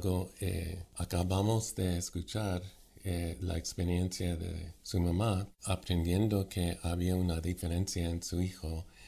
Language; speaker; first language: Spanish; non-native, fluent; English